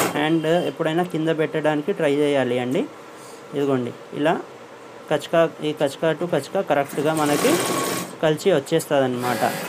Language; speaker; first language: Telugu; non-native, fluent; Urdu